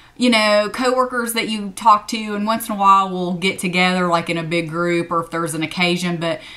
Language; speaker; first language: English; native; English